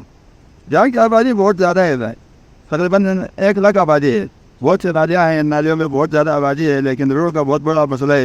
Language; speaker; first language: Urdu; non-native, local second language; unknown